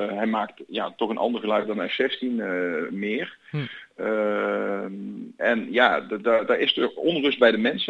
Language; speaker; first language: Dutch; native; Dutch